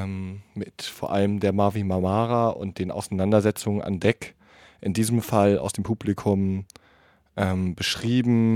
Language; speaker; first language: German; native; German